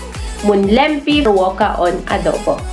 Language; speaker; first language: Finnish; non-native, learner; Filipino